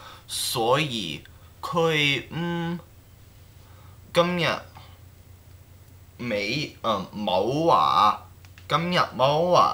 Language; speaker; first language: Chinese; non-native, learner; English